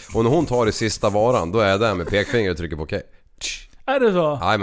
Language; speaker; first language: Swedish; native; Swedish